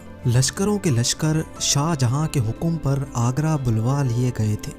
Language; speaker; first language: Urdu; native; Urdu